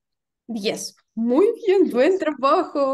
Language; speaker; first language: Spanish; non-native, fluent; Ukrainian